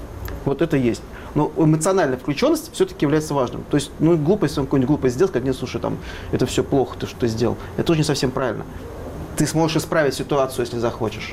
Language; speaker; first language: Russian; native; Russian